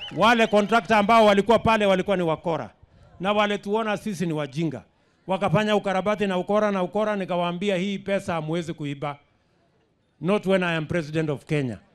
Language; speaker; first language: Swahili; non-native, local second language; Kalenjin